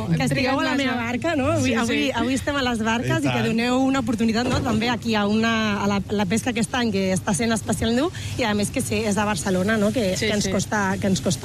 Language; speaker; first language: Catalan; native; Catalan